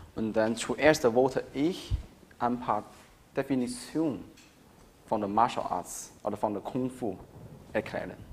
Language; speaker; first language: German; non-native, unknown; Chinese